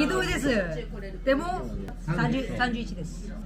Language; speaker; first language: Japanese; non-native, learner; Korean